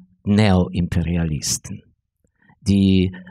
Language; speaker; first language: German; non-native, fluent; Ukrainian